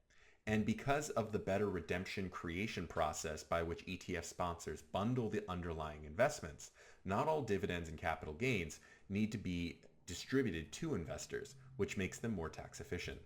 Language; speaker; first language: English; native; English